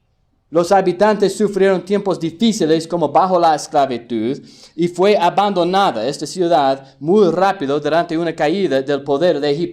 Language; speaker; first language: Spanish; non-native, fluent; English